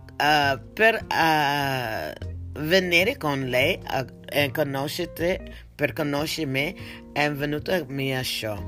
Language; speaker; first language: Italian; non-native, learner; English